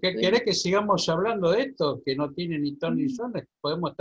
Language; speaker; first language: Spanish; native; Spanish